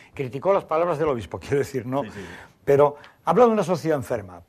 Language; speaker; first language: Spanish; native; Spanish